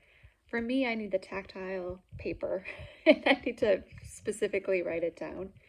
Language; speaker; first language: English; native; English